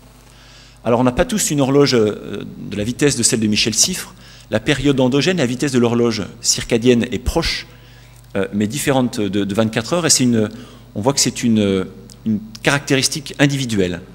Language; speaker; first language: French; native; French